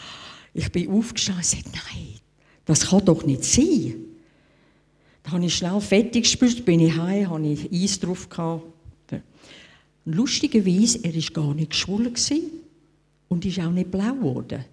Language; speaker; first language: German; non-native, fluent; English